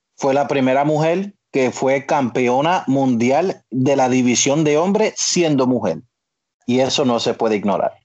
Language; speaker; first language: Spanish; native; Spanish